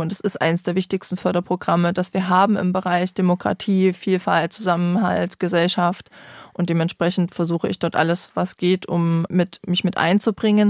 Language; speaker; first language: German; native; German